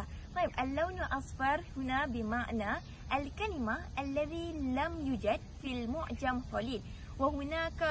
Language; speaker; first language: Arabic; non-native, learner; Malay